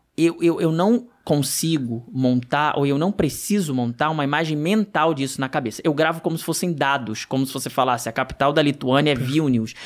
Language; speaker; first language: Portuguese; native; Portuguese